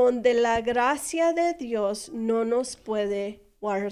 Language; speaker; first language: Spanish; non-native, fluent; English